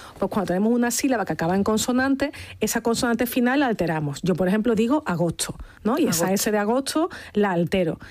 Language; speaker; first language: Spanish; native; Spanish